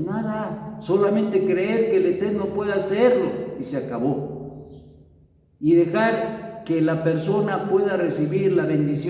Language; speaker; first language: Spanish; native; Spanish